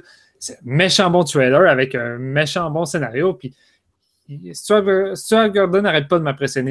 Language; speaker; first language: French; native; French